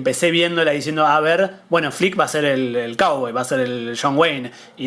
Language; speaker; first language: Spanish; native; Spanish